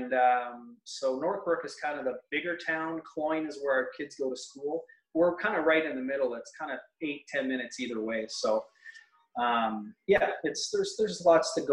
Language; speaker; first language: English; native; English